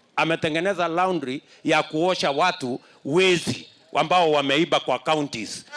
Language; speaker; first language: Swahili; non-native, local second language; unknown